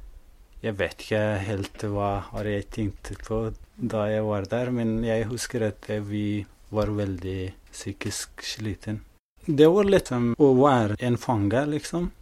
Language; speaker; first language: Norwegian; non-native, fluent; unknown